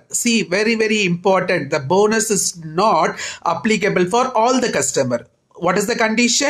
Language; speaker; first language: English; non-native, local second language; Tamil